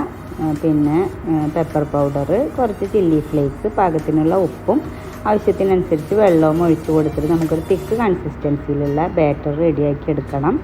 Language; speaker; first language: Malayalam; native; Malayalam